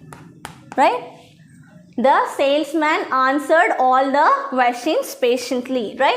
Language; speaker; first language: English; non-native, local second language; Tamil